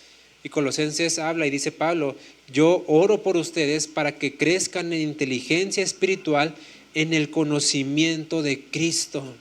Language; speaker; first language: Spanish; native; Spanish